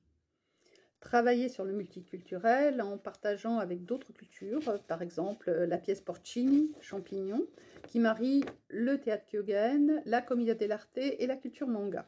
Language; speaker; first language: French; native; French